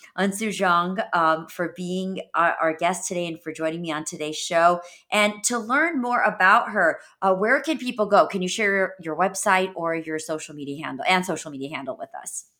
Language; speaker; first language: English; native; English